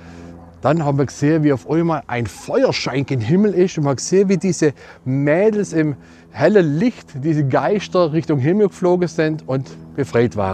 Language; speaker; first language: German; native; German